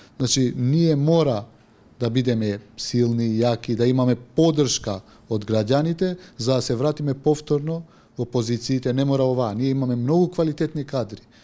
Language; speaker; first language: Macedonian; non-native, local second language; Albanian